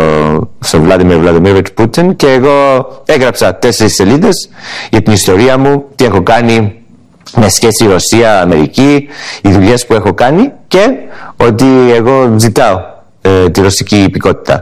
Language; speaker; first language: Greek; early bilingual, heritage; Greek